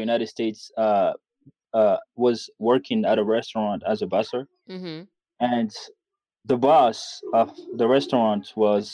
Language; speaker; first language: English; non-native, fluent; Kinyarwanda